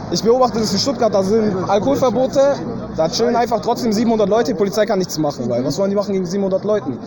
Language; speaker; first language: German; native; German